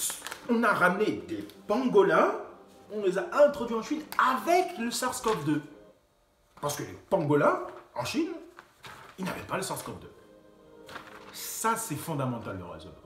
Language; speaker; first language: French; native; French